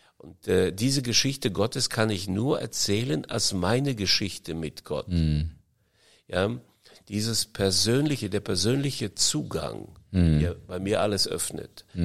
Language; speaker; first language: German; early bilingual, heritage; German